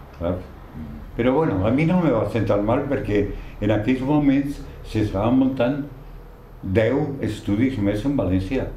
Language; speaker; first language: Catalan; non-native, local second language; Spanish